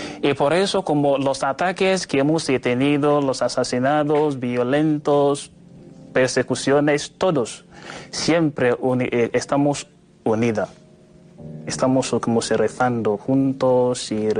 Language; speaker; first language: Spanish; non-native, learner; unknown